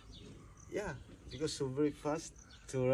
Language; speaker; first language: English; non-native, learner; Cebuano